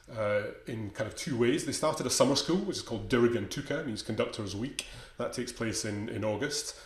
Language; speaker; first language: English; native; English